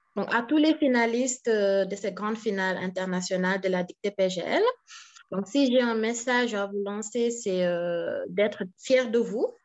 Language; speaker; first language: French; non-native, local second language; Wolof